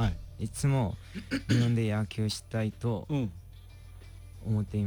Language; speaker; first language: Japanese; non-native, learner; Korean